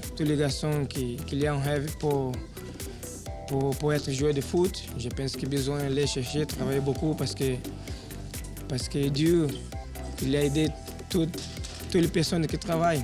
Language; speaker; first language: French; non-native, learner; Spanish